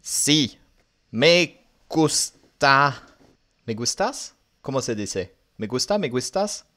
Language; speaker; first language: Spanish; non-native, learner; French